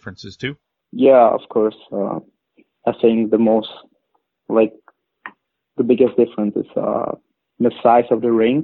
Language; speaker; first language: English; non-native, fluent; Czech